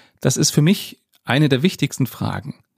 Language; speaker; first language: German; native; German